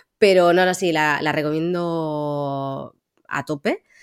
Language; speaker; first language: Spanish; native; Spanish